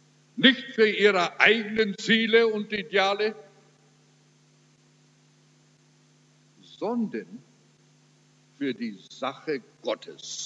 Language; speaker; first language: German; early bilingual, heritage; German